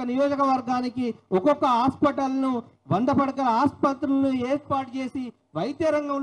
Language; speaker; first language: Telugu; native; Telugu